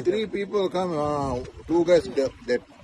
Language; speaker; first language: English; non-native, learner; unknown